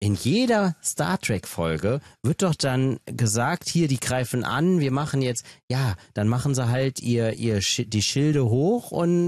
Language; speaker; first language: German; native; German